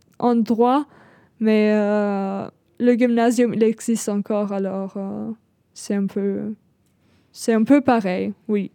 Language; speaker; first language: French; non-native, fluent; German